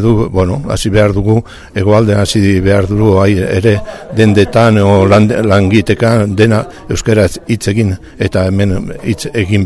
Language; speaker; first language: Basque; non-native, learner; Spanish